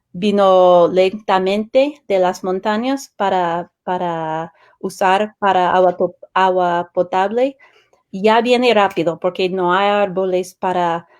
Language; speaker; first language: Spanish; non-native, fluent; English